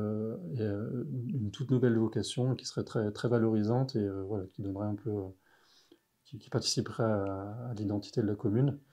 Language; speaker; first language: French; native; French